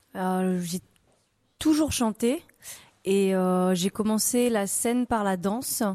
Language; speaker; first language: French; native; French